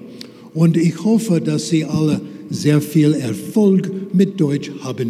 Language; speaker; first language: German; non-native, fluent; English